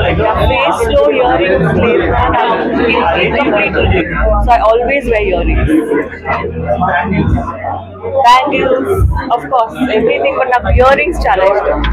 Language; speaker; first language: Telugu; non-native, local second language; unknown